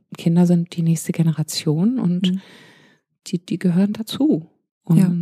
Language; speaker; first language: German; early bilingual, heritage; German